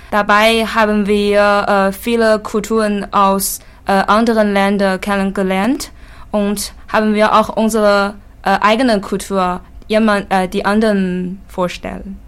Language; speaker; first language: German; non-native, learner; Chinese